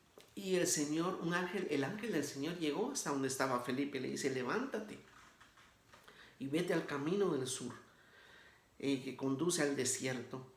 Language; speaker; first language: Spanish; native; Spanish